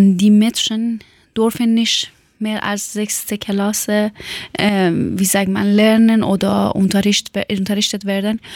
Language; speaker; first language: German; non-native, learner; Persian